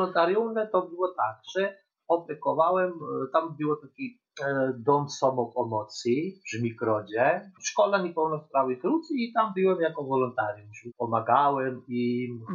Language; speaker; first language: Polish; non-native, fluent; Georgian